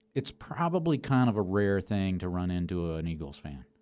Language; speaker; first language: English; native; English